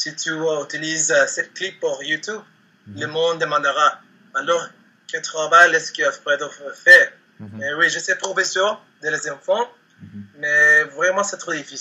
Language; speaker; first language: French; non-native, learner; Spanish